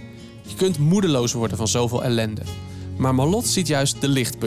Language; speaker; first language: Dutch; native; Dutch